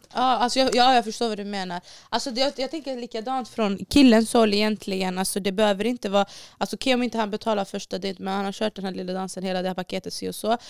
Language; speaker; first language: Swedish; early bilingual, other home language; Baluchi